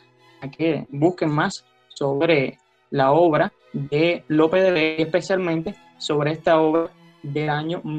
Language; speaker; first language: Spanish; native; Spanish